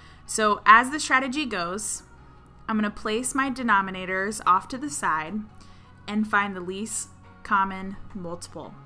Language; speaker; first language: English; native; English